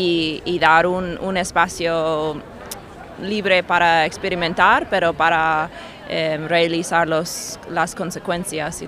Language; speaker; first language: Spanish; non-native, learner; English